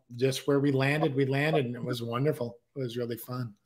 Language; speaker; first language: English; native; English